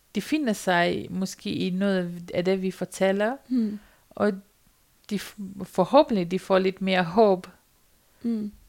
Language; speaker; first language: Danish; non-native, fluent; Romanian